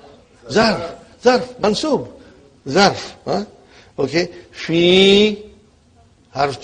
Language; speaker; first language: Arabic; non-native, fluent; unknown